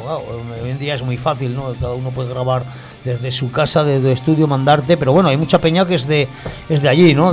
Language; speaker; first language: Spanish; native; Spanish